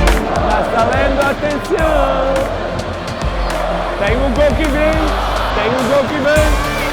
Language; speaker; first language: Portuguese; non-native, learner; Italian